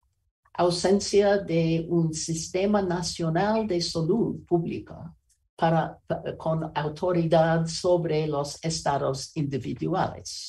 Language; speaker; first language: Spanish; non-native, learner; English